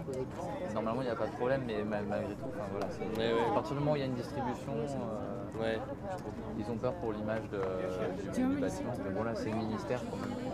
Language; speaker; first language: French; native; French